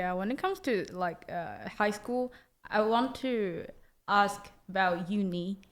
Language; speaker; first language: English; non-native, learner; Chinese